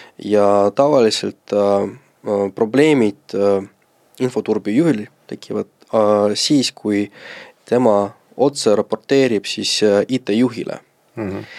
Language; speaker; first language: Estonian; non-native, local second language; Russian